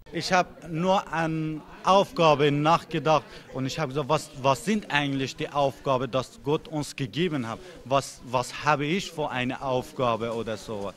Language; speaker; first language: German; non-native, fluent; Persian